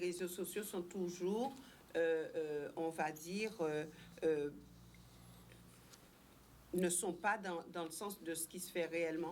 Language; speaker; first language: French; native; French